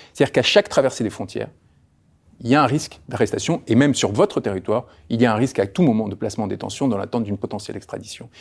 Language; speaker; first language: French; early bilingual, other home language; Spanish